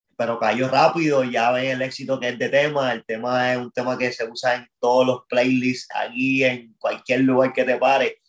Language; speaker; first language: Spanish; native; Spanish